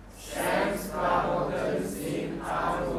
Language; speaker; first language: German; non-native, learner; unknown